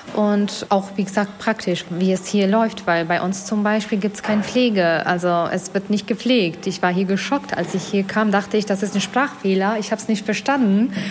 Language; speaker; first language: German; non-native, fluent; Albanian